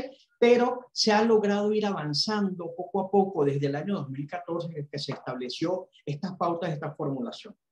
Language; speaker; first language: Spanish; native; Spanish